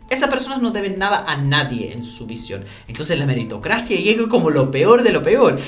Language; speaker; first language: Spanish; non-native, fluent; English